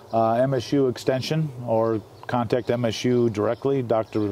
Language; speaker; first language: English; native; English